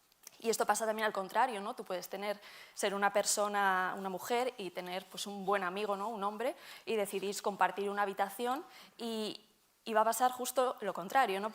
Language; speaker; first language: Spanish; native; Spanish